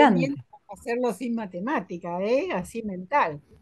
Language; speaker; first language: Spanish; native; Spanish